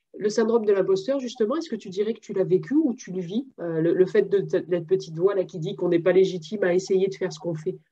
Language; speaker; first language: French; native; French